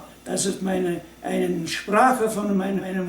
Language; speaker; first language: German; early bilingual, heritage; Plautdietsch